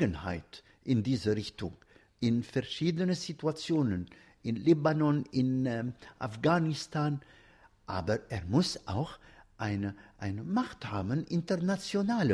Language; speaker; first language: German; non-native, fluent; Arabic